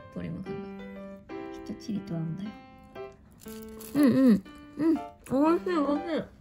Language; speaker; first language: Japanese; native; Japanese